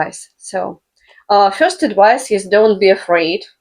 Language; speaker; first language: English; non-native, fluent; Russian